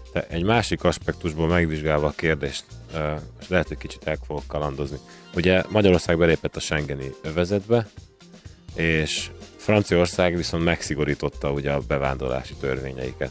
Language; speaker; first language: Hungarian; native; Hungarian